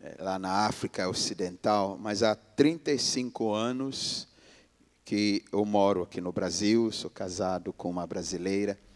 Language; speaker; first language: Portuguese; non-native, fluent; English